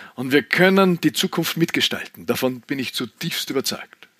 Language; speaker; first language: German; native; German